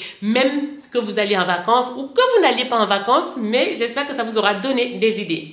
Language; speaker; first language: French; native; French